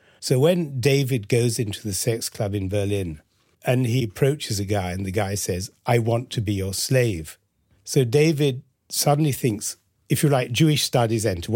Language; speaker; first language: English; early bilingual, other home language; French